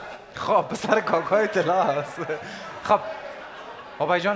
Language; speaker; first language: Persian; native; Persian